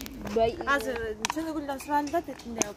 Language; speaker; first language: Russian; non-native, local second language; Kyrgyz